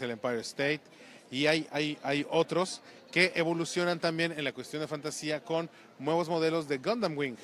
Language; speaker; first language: Spanish; native; Spanish